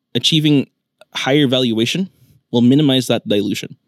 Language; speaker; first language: English; non-native, local second language; Filipino